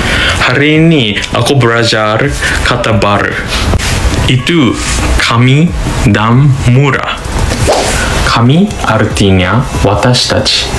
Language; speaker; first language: Indonesian; non-native, learner; Japanese